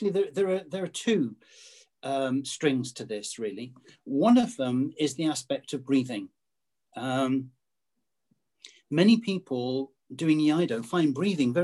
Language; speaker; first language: English; native; English